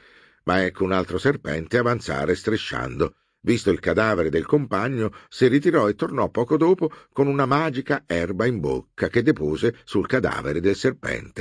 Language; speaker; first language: Italian; native; Italian